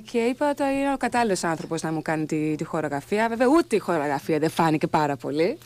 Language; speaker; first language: Greek; early bilingual, other home language; Swedish